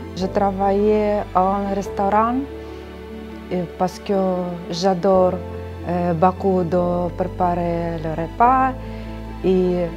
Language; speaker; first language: French; non-native, learner; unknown